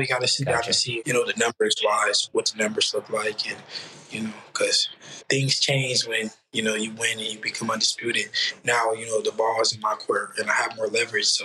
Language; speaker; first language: English; native; English